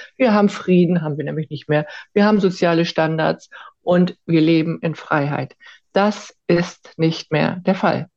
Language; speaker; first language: German; early bilingual, other home language; Icelandic